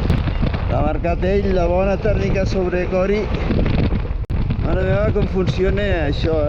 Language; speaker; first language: Catalan; native; Catalan